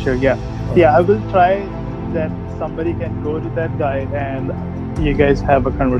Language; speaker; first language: English; non-native, fluent; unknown